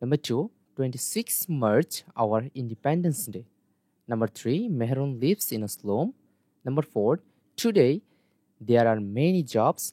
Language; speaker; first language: English; non-native, local second language; Bangla